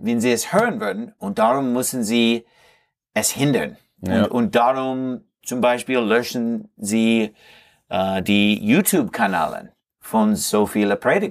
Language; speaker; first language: German; non-native, learner; English